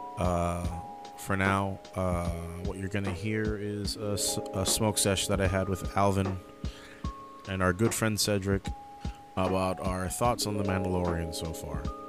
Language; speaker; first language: English; early bilingual, other home language; Spanish